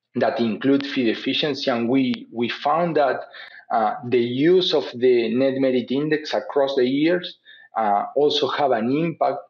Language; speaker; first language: English; non-native, fluent; Spanish